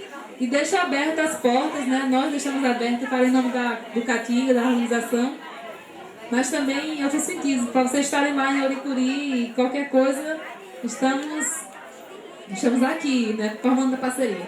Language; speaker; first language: Portuguese; native; Portuguese